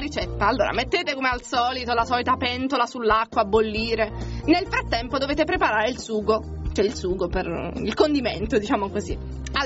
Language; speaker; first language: Italian; native; Italian